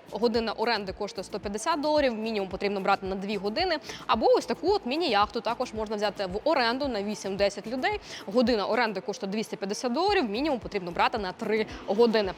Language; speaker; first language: Ukrainian; native; Ukrainian